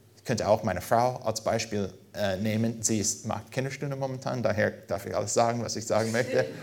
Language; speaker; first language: German; non-native, fluent; English